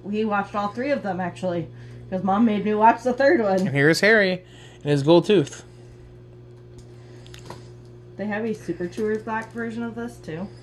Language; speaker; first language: English; native; English